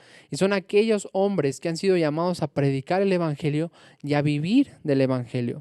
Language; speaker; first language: Spanish; native; Spanish